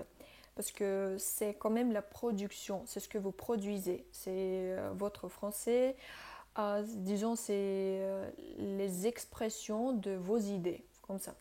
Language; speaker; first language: French; non-native, fluent; Russian